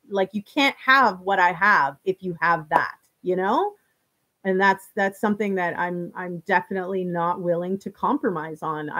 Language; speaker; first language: English; native; English